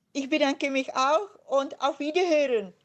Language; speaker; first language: German; non-native, fluent; Czech